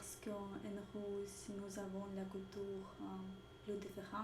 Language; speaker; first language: French; non-native, learner; Russian